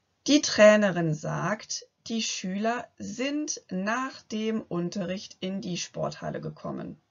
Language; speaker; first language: German; non-native, fluent; French